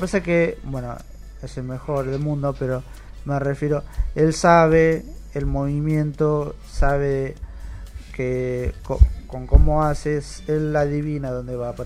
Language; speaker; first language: Spanish; native; Spanish